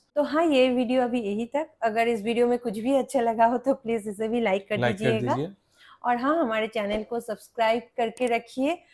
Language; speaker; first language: Hindi; non-native, local second language; Bangla